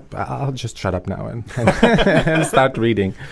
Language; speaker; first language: English; early bilingual, other home language; Albanian